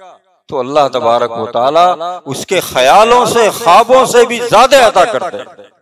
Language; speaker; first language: Urdu; native; Urdu